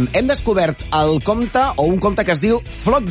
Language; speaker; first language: Catalan; native; Catalan